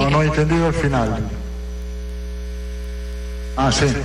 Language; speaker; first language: Portuguese; non-native, learner; Italian